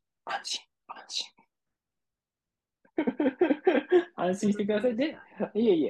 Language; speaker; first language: Japanese; native; Japanese